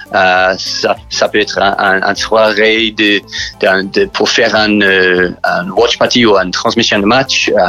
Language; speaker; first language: French; non-native, learner; English